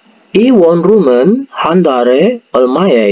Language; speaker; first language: Korean; non-native, fluent; Indonesian